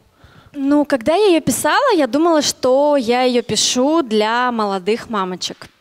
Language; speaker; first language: Russian; native; Russian